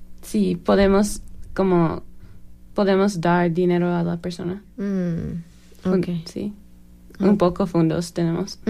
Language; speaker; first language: Spanish; non-native, learner; English